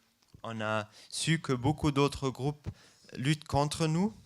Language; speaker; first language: French; non-native, fluent; German